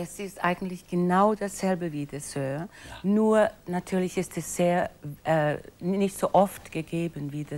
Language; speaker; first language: German; non-native, fluent; English